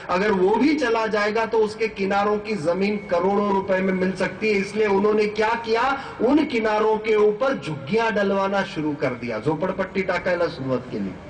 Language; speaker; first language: Hindi; non-native, local second language; Marathi